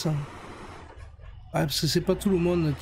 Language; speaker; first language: French; native; French